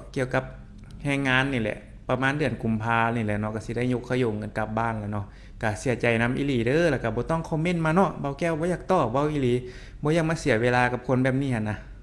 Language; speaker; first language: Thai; non-native, local second language; Lao